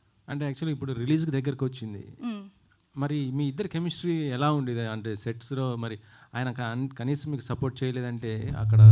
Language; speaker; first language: Telugu; native; Telugu